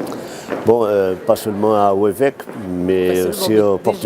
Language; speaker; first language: French; non-native, fluent; Portuguese